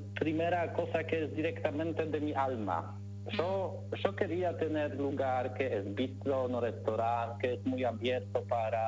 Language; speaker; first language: Spanish; non-native, learner; Polish